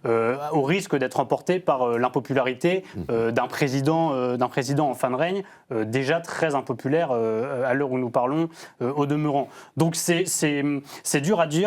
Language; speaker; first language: French; native; French